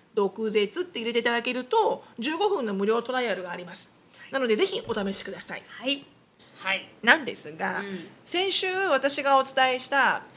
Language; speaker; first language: Japanese; native; Japanese